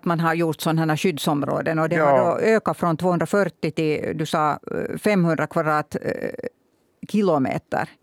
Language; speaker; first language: Swedish; native; Swedish